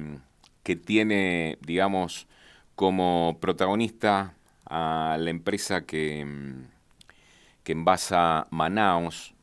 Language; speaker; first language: Spanish; native; Spanish